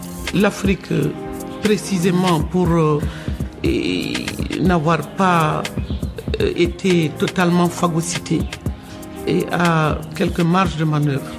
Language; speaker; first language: French; non-native, local second language; Bambara